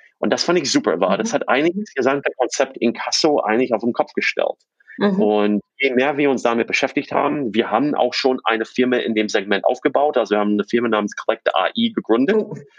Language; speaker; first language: German; non-native, fluent; English